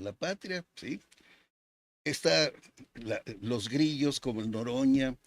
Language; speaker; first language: Spanish; native; Spanish